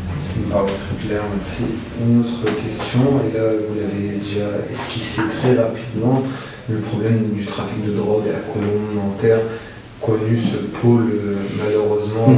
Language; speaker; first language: French; native; French